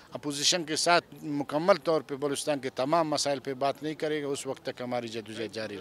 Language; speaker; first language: Urdu; non-native, local second language; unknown